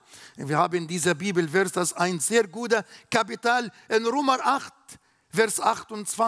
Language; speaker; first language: German; non-native, learner; Arabic